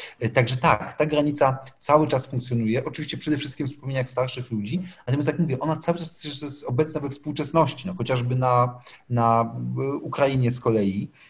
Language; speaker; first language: Polish; native; Polish